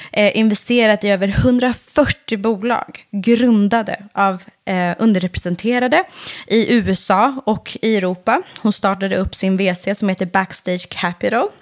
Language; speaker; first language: Swedish; early bilingual, other home language; Persian